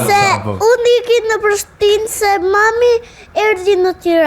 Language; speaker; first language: Albanian; early bilingual, heritage; Albanian